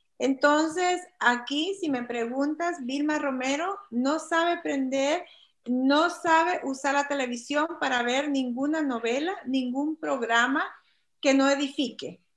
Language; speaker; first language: Spanish; native; Spanish